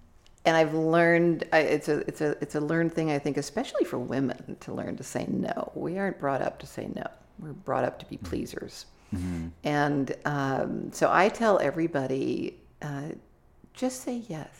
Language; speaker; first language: English; native; English